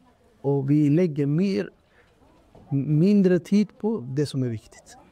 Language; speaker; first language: Swedish; non-native, fluent; Urdu